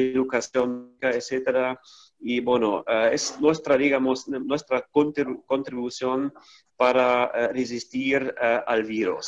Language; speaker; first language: Spanish; non-native, fluent; German